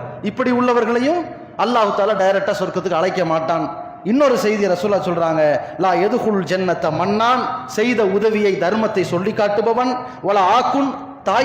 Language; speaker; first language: Tamil; native; Tamil